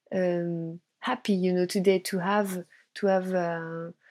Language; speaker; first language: English; non-native, fluent; French